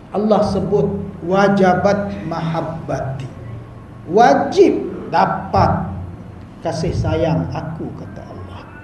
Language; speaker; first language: Malay; native; Malay